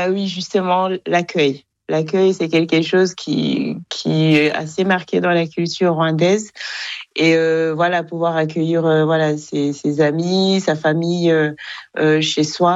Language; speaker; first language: French; non-native, local second language; Kinyarwanda